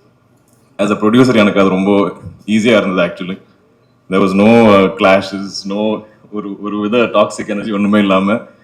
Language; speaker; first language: Tamil; non-native, local second language; Malayalam